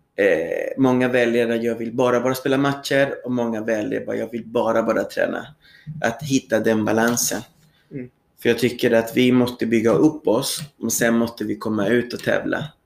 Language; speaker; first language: Swedish; non-native, fluent; Spanish